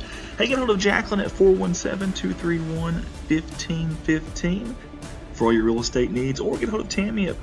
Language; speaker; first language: English; native; English